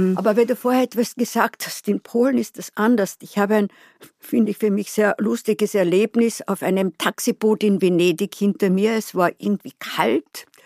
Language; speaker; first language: German; native; German